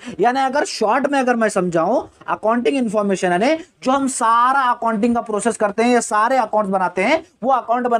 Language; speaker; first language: Hindi; native; Hindi